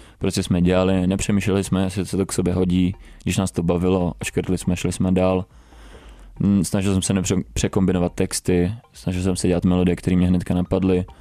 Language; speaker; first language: Czech; early bilingual, other home language; Romanian